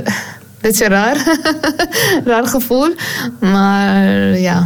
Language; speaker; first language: Dutch; non-native, learner; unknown